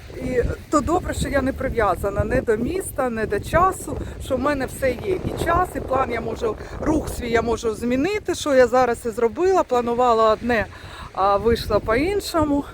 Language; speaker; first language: Ukrainian; non-native, local second language; Russian